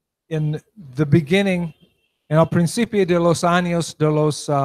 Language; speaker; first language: Spanish; non-native, learner; English